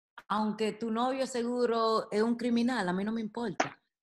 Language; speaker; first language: Spanish; early bilingual, heritage; Spanish